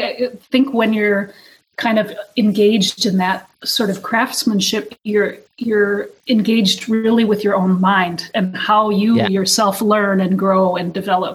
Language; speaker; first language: English; native; English